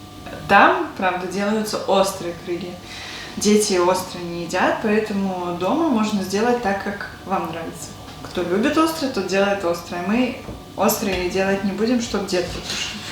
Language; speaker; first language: Russian; native; Russian